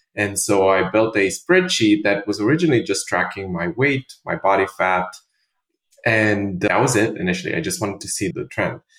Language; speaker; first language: English; non-native, fluent; Romanian